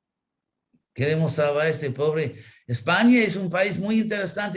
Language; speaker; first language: Spanish; non-native, fluent; English